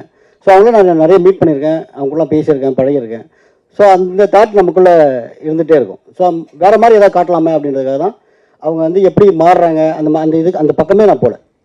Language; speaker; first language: Tamil; native; Tamil